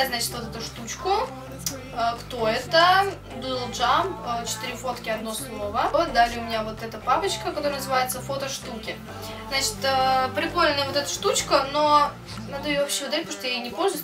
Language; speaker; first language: Russian; native; Russian